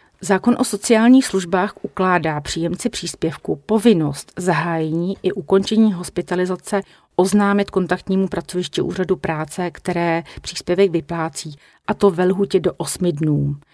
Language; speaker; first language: Czech; native; Czech